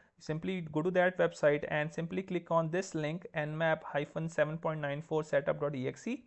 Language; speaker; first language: English; non-native, local second language; Punjabi